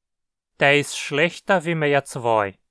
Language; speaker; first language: German; early bilingual, heritage; Portuguese